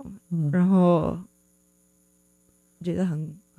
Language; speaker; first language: Chinese; non-native, fluent; English